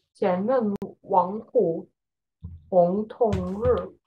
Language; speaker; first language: Chinese; non-native, learner; German